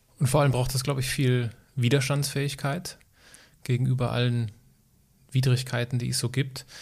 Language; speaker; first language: German; native; German